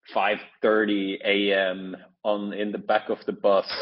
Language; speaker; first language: English; non-native, fluent; Norwegian